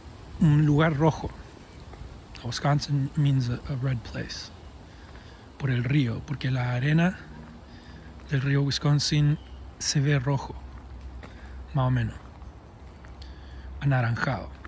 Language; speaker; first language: Spanish; early bilingual, heritage; English